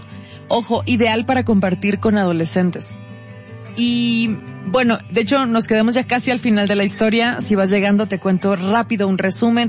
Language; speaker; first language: Spanish; native; Spanish